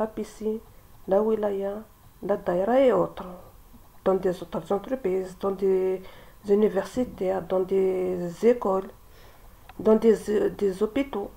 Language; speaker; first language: French; non-native, local second language; Kabyle